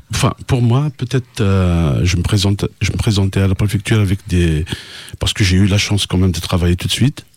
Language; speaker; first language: French; non-native, local second language; Kabyle